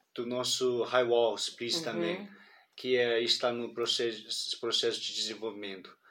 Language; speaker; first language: Portuguese; non-native, fluent; Chinese